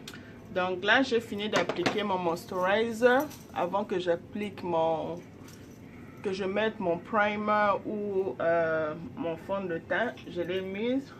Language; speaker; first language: French; non-native, local second language; Lingala